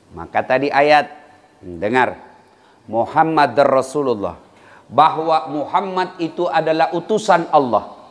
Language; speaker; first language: Indonesian; native; Indonesian